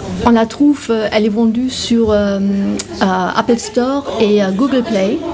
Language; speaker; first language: French; non-native, fluent; German